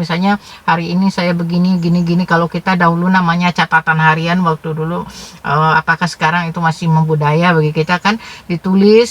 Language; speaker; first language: Indonesian; native; Indonesian